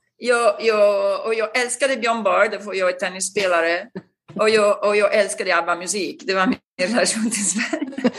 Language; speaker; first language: Swedish; non-native, fluent; Italian